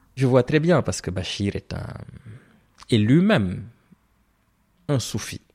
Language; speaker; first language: French; non-native, local second language; Serer